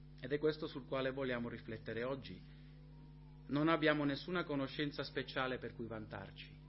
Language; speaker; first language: Italian; non-native, fluent; English